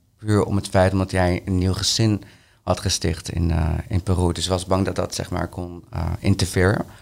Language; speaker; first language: Dutch; early bilingual, other home language; Spanish